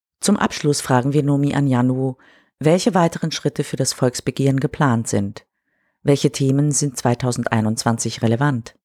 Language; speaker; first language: German; native; German